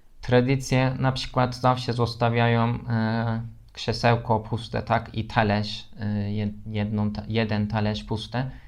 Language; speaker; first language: Polish; non-native, learner; Turkish